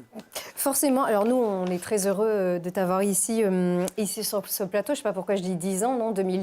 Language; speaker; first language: French; native; French